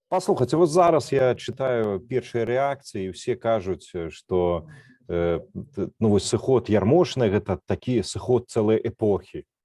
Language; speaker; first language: Belarusian; non-native, local second language; Russian